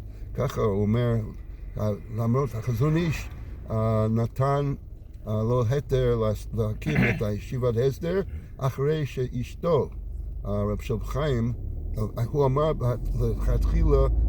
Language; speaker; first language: Hebrew; non-native, fluent; English